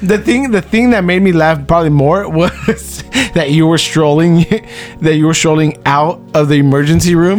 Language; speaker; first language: English; early bilingual, other home language; Spanish